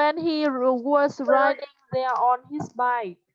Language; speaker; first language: English; non-native, fluent; Vietnamese